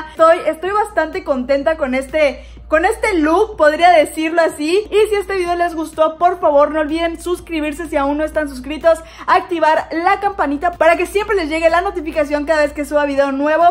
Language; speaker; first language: Spanish; native; Spanish